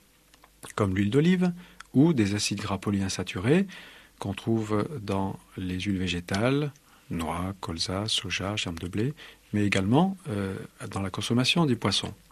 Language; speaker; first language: French; native; French